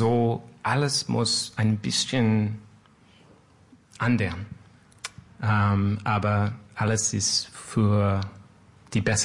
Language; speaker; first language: German; non-native, learner; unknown